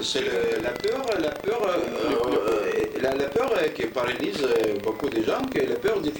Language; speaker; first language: French; non-native, learner; Russian